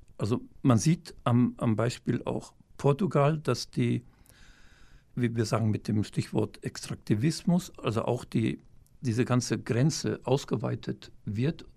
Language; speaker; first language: German; native; German